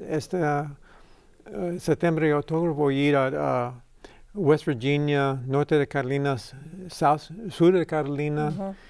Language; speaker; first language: Spanish; early bilingual, heritage; English